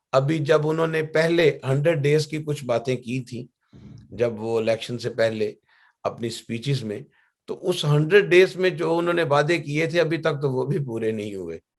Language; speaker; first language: Urdu; native; Urdu